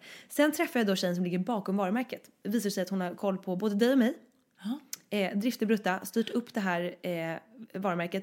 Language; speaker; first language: Swedish; native; Swedish